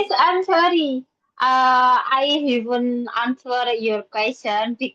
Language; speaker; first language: English; non-native, learner; Indonesian